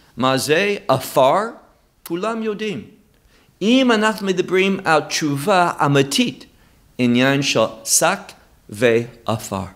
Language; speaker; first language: Hebrew; non-native, fluent; English